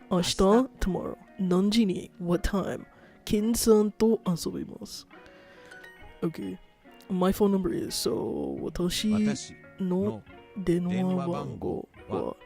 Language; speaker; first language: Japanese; non-native, learner; English